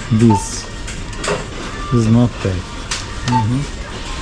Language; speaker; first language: English; non-native, learner; Turkish